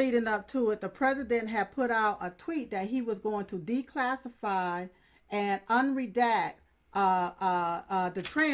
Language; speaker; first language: English; native; English